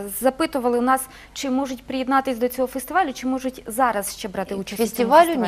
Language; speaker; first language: Ukrainian; non-native, local second language; Russian